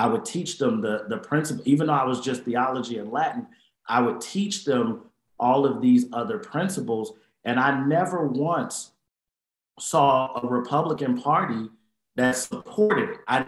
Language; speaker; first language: English; native; English